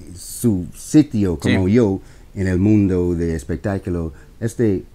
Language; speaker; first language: Spanish; non-native, learner; English